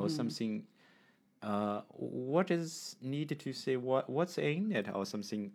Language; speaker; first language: English; non-native, learner; Chinese